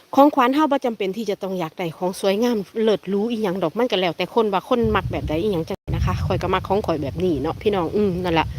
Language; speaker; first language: Thai; native; Thai